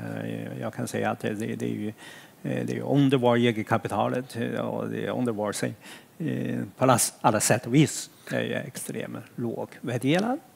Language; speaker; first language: Swedish; non-native, fluent; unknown